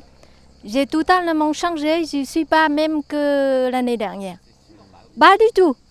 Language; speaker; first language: French; non-native, learner; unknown